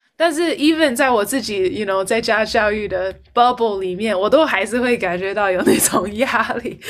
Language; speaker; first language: Chinese; early bilingual, heritage; Chinese